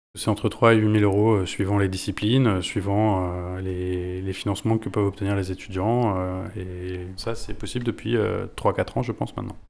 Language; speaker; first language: French; native; French